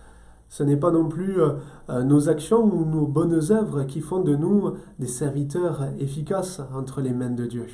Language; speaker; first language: French; native; French